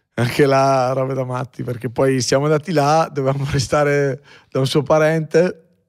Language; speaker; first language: Italian; native; Italian